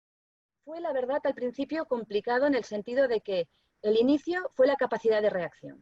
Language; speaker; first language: Spanish; native; Spanish